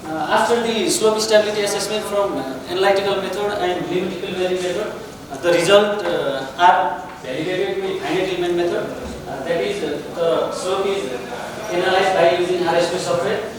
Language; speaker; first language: English; non-native, local second language; Nepali